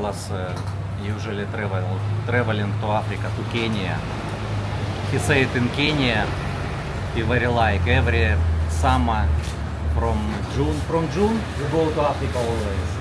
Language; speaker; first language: English; non-native, learner; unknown